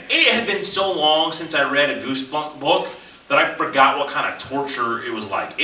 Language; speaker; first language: English; native; English